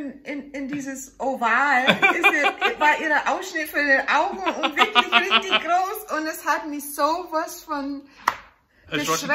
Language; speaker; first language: German; non-native, fluent; English